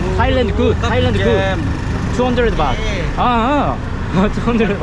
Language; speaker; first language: English; non-native, learner; Korean